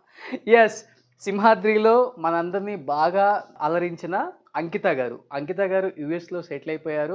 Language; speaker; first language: Telugu; native; Telugu